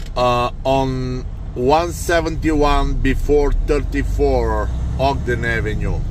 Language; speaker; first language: English; non-native, learner; Bulgarian